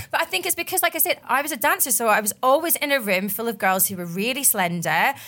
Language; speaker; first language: English; native; English